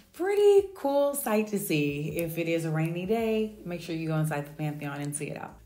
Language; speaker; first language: English; native; English